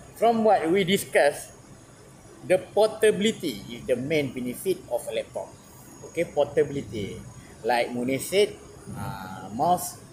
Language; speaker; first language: English; non-native, learner; Malay